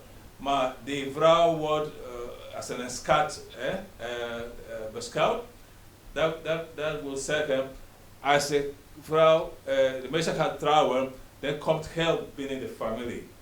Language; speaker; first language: Dutch; non-native, learner; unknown